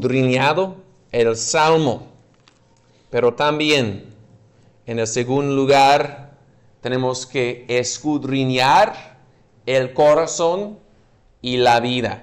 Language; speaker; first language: Spanish; non-native, fluent; English